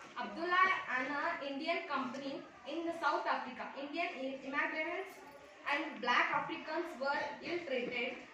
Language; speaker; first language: English; non-native, local second language; Kannada